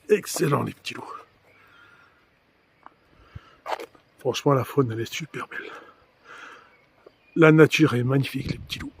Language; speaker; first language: French; native; French